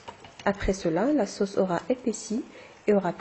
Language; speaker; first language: French; non-native, local second language; Arabic